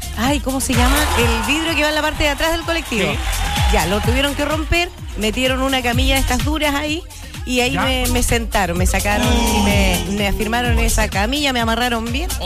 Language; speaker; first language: Spanish; native; Spanish